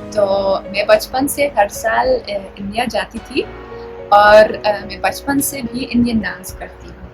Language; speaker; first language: Hindi; non-native, fluent; Dutch